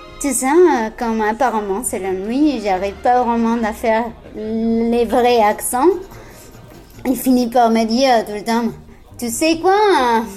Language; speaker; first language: French; non-native, fluent; Spanish